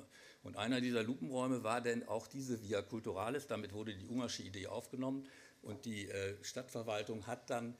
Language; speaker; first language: German; native; German